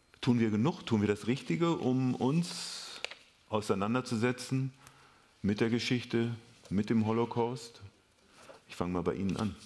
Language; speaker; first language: German; native; German